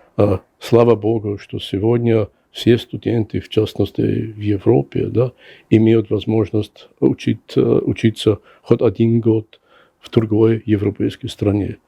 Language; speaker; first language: Russian; non-native, fluent; German